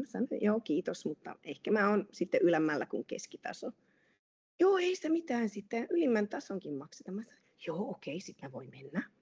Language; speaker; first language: Finnish; non-native, fluent; Hungarian